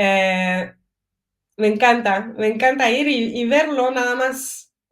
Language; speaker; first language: Spanish; early bilingual, heritage; French